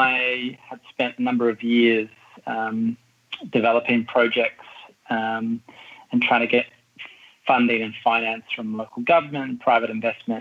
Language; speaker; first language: English; native; English